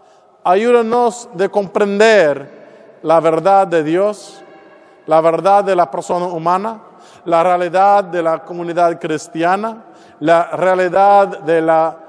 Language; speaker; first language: Spanish; non-native, fluent; English